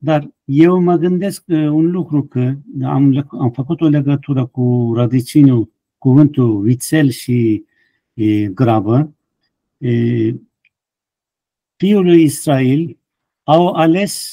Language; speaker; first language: Romanian; non-native, fluent; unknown